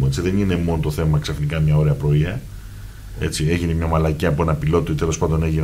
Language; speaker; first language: Greek; native; Greek